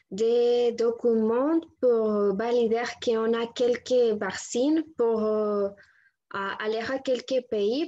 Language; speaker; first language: French; non-native, learner; Spanish